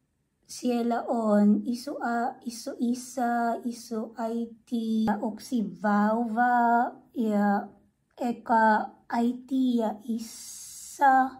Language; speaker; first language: Finnish; non-native, learner; Filipino